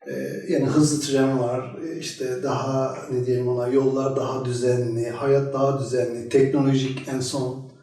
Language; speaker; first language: Turkish; native; Turkish